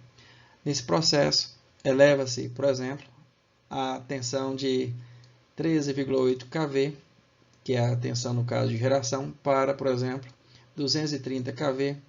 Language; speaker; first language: Portuguese; native; Portuguese